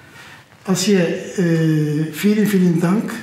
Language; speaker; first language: German; non-native, fluent; Turkish